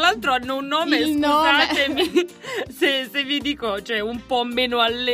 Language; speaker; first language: Italian; native; Italian